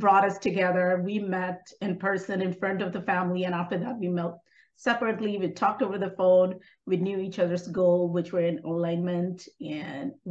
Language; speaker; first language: English; non-native, local second language; Hindi